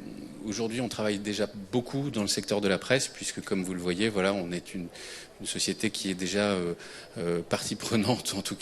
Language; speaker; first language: French; native; French